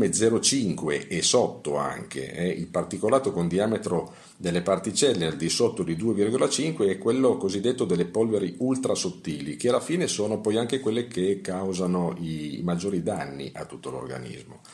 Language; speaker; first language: Italian; native; Italian